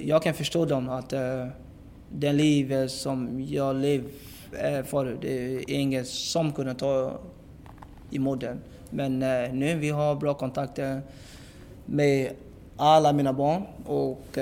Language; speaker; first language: Swedish; non-native, fluent; English